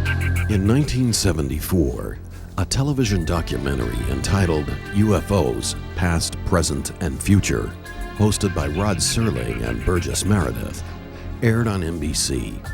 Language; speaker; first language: English; native; English